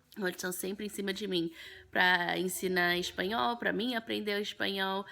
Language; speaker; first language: Portuguese; early bilingual, heritage; Portuguese